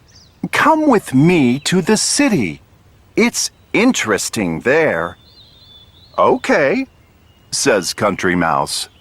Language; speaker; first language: English; non-native, learner; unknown